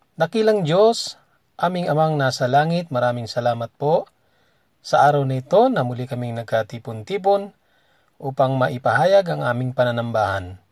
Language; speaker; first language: Filipino; native; Filipino